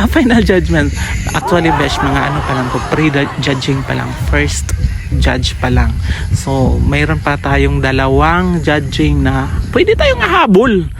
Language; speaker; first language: Filipino; non-native, local second language; Cebuano